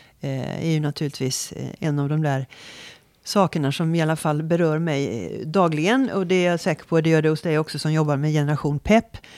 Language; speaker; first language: Swedish; native; Swedish